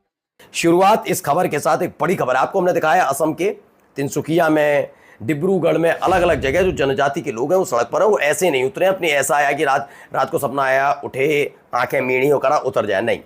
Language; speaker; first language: Hindi; native; Hindi